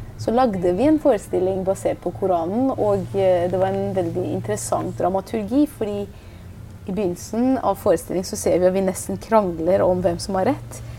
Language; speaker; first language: Norwegian; early bilingual, other home language; Persian